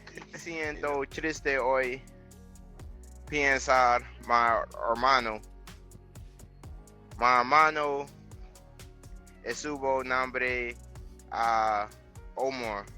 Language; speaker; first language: Spanish; non-native, learner; English